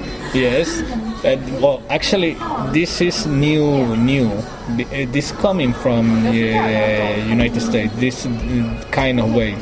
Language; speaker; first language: English; non-native, learner; Spanish